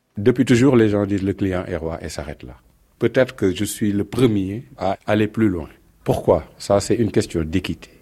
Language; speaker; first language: French; non-native, local second language; Wolof